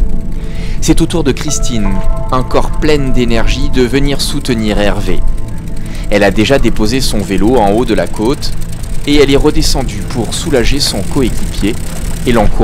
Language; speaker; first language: French; native; French